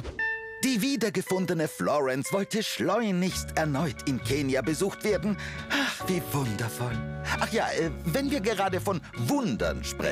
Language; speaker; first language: German; native; German